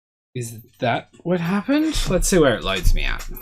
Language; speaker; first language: English; native; English